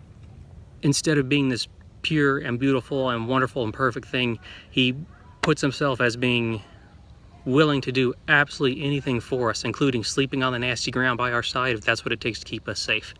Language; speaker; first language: English; native; English